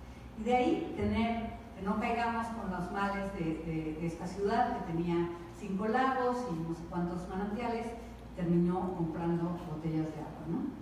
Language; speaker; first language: Spanish; native; Spanish